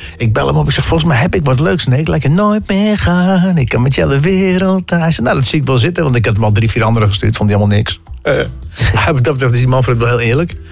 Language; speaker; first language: Dutch; early bilingual, other home language; English